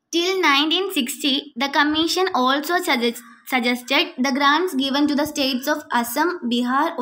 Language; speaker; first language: English; non-native, local second language; Malayalam